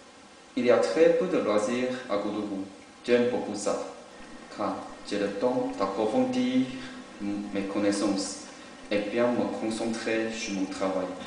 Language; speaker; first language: French; non-native, learner; Chinese